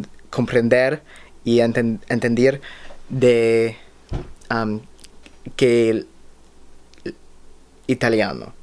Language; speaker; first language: Spanish; non-native, learner; English